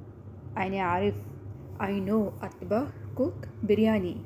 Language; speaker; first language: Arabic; non-native, learner; Hindi